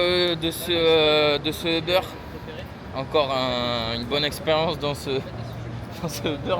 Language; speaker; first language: French; native; French